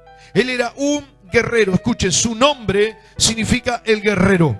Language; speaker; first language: Spanish; native; Spanish